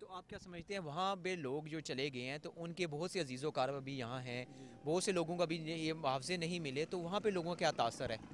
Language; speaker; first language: Urdu; non-native, local second language; Pahari-Potwari